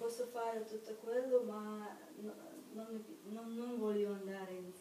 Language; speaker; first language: Italian; non-native, learner; Russian